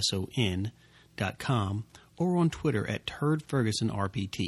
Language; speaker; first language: English; native; English